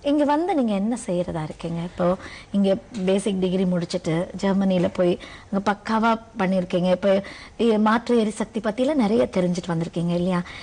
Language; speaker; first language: Tamil; native; Tamil